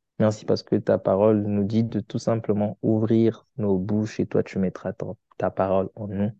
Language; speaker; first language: French; non-native, local second language; Lingala